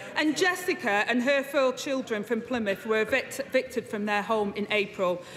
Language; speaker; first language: English; native; English